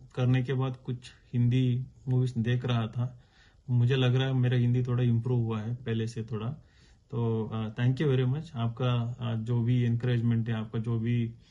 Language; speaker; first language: Hindi; non-native, local second language; Kannada